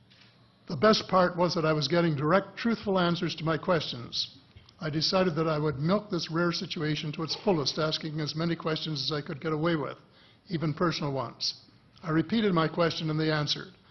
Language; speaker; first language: English; native; English